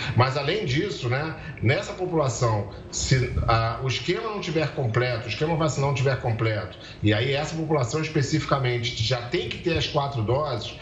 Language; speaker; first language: Portuguese; native; Portuguese